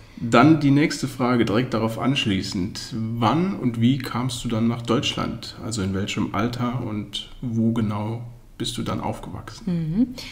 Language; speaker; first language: German; native; German